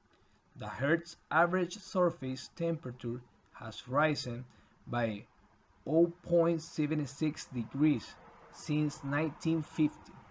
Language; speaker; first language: English; non-native, learner; Spanish